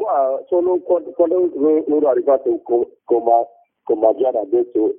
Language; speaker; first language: Italian; non-native, learner; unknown